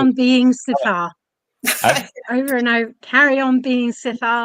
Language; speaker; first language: English; native; English